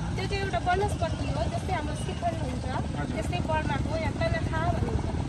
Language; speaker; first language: Nepali; early bilingual, heritage; Nepali